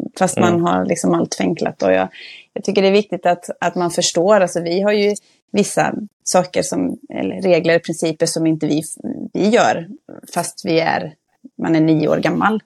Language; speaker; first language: Swedish; native; Swedish